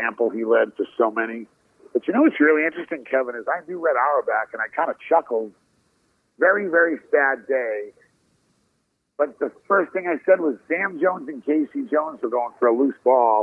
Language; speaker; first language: English; native; English